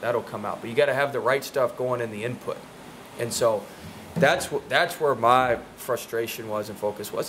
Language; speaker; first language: English; native; English